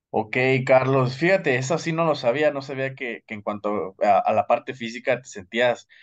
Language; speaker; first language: Spanish; native; Spanish